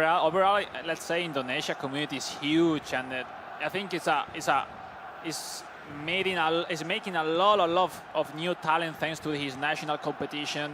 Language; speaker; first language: English; non-native, fluent; Spanish